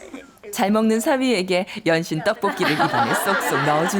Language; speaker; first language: Korean; native; Korean